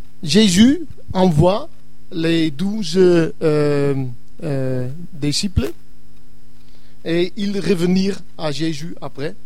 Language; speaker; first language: French; non-native, learner; English